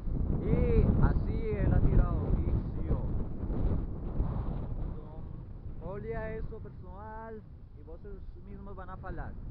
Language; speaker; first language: Portuguese; non-native, learner; Spanish